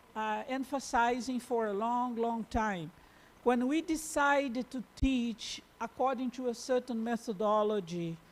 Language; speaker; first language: English; non-native, fluent; Portuguese